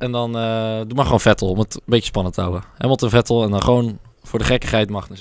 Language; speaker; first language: Dutch; native; Dutch